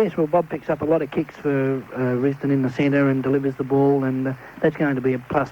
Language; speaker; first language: English; native; English